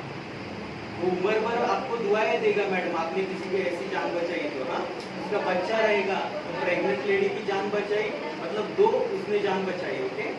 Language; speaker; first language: Hindi; non-native, local second language; Marathi